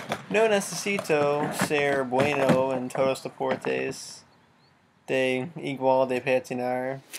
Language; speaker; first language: Spanish; non-native, learner; English